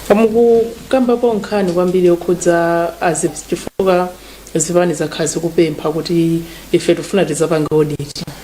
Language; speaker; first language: Nyanja; native; Nyanja